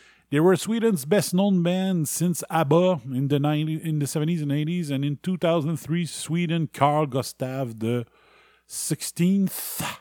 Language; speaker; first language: English; non-native, fluent; French